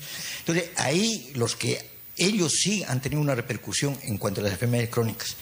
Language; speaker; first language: Spanish; native; Spanish